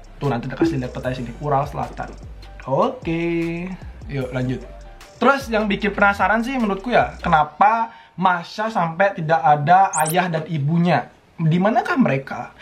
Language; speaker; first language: Indonesian; native; Indonesian